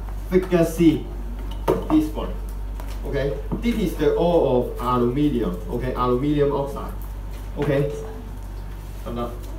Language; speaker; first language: English; non-native, local second language; Cantonese